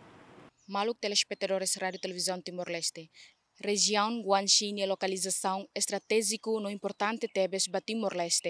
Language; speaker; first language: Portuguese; non-native, local second language; Tetum